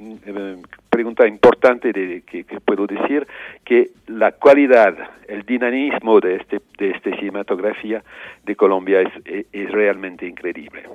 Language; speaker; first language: Spanish; non-native, learner; French